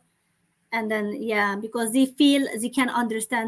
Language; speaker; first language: English; non-native, learner; Chinese